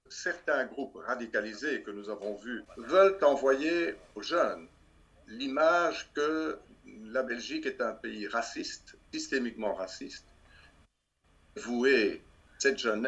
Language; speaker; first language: French; native; French